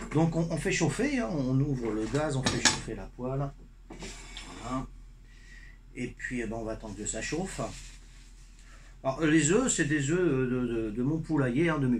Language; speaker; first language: French; native; French